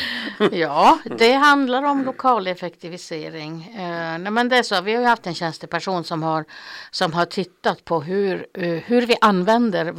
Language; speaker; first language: Swedish; native; Swedish